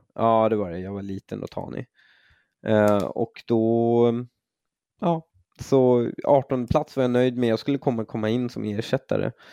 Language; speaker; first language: Swedish; early bilingual, other home language; Persian